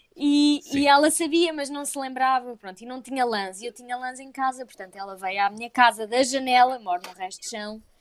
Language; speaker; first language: Portuguese; native; Portuguese